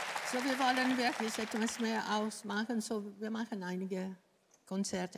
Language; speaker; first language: German; non-native, fluent; Greek